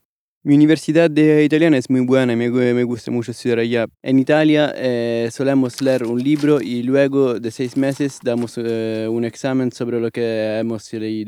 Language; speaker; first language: Spanish; non-native, fluent; Italian